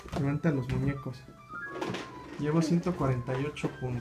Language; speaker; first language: Spanish; native; Spanish